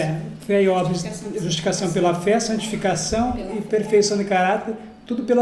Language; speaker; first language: Portuguese; native; Portuguese